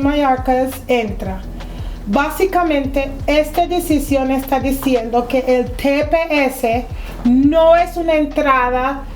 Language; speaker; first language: Spanish; non-native, fluent; English